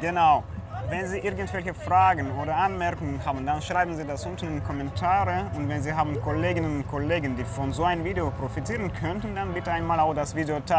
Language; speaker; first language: German; non-native, fluent; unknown